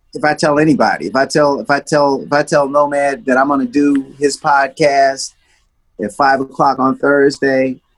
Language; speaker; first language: English; native; English